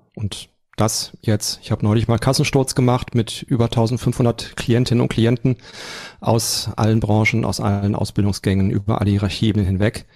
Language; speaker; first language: German; native; German